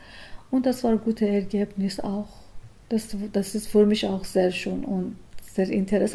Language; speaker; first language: German; non-native, learner; Persian